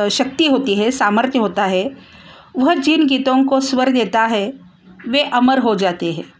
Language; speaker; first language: Hindi; non-native, local second language; Marathi